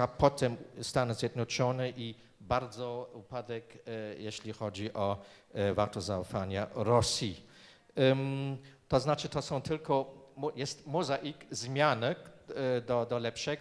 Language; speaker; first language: Polish; non-native, fluent; German